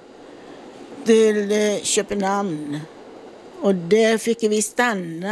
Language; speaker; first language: Swedish; non-native, fluent; Italian